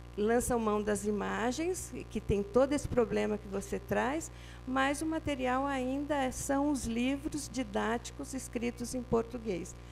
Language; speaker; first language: Portuguese; native; Portuguese